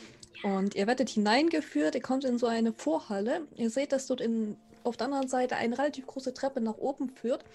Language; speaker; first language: German; native; German